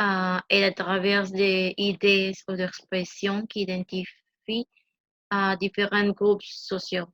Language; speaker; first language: French; non-native, learner; Spanish